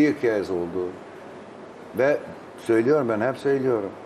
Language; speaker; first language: Turkish; non-native, fluent; Albanian